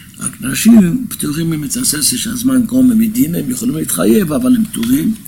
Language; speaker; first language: Hebrew; non-native, local second language; Yiddish